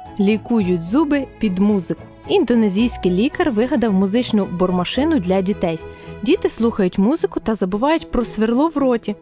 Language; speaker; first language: Ukrainian; native; Ukrainian